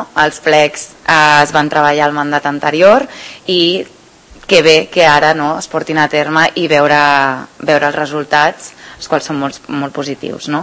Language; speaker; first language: Catalan; native; Catalan